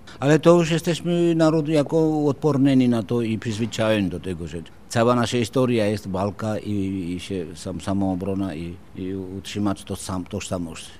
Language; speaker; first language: Polish; non-native, fluent; Georgian